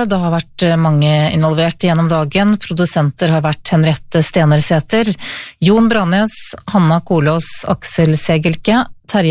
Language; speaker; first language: Norwegian; native; Norwegian